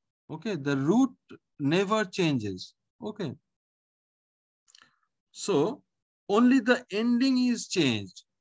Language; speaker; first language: English; non-native, local second language; Bangla